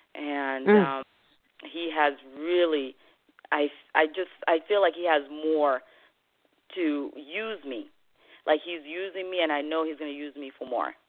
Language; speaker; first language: English; non-native, fluent; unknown